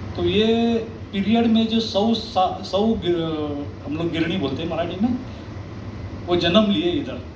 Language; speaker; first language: Hindi; non-native, local second language; Marathi